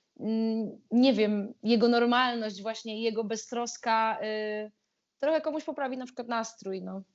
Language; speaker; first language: Polish; native; Polish